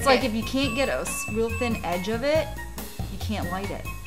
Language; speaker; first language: English; native; English